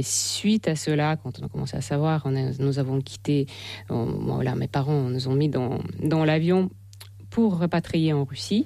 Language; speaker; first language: French; non-native, fluent; Russian